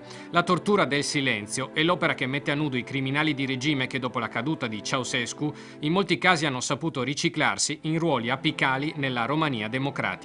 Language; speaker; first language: Italian; native; Italian